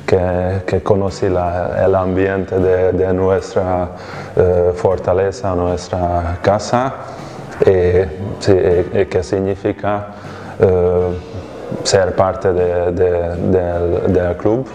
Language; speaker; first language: Spanish; non-native, fluent; Hungarian